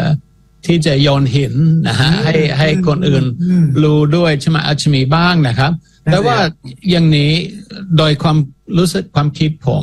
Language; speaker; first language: Thai; non-native, fluent; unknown